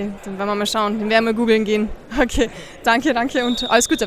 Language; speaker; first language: German; native; German